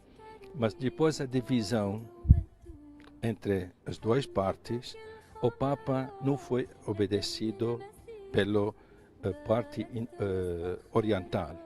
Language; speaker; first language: Portuguese; non-native, fluent; Arabic